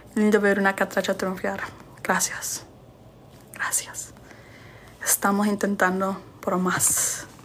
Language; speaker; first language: Spanish; early bilingual, other home language; English